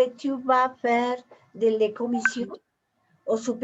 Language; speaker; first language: French; non-native, learner; Spanish